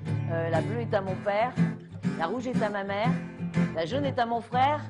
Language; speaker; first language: French; native; French